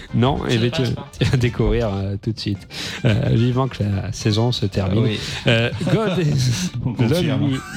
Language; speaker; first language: French; native; French